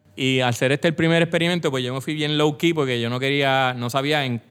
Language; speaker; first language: Spanish; native; Spanish